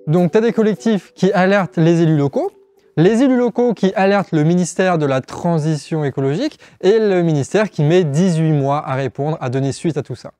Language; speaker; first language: French; native; French